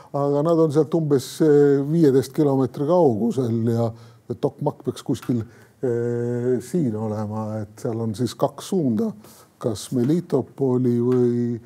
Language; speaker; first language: Estonian; native; Estonian